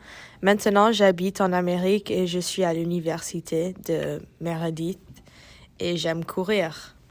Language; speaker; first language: French; early bilingual, heritage; French